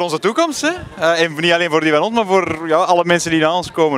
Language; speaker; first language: Dutch; native; Dutch